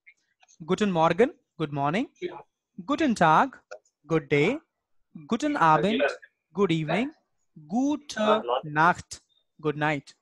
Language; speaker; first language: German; non-native, fluent; Hindi